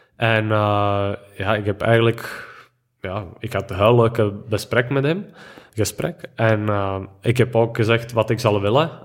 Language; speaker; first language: Dutch; non-native, fluent; Czech